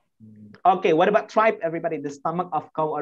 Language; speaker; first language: English; non-native, local second language; Indonesian